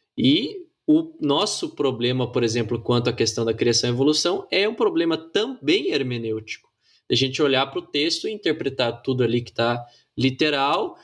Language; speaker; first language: Portuguese; native; Portuguese